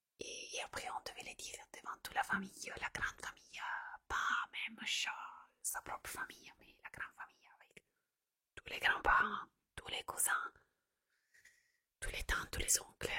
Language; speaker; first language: French; non-native, fluent; Italian